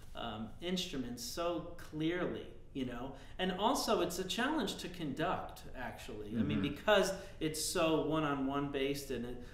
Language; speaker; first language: English; native; English